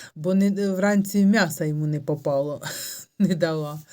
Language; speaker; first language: Ukrainian; native; Ukrainian